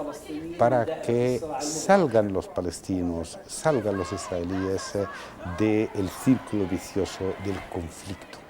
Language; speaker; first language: Spanish; non-native, fluent; Arabic